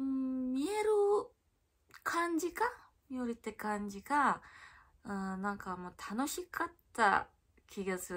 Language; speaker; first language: Japanese; non-native, learner; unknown